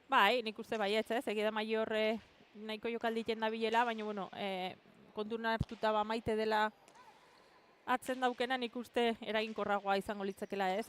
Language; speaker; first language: Basque; native; Basque